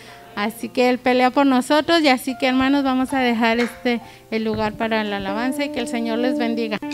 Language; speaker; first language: Spanish; native; Spanish